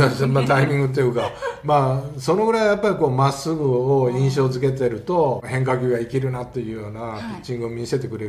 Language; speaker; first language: Japanese; native; Japanese